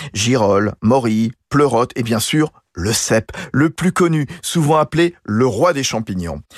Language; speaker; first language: French; native; French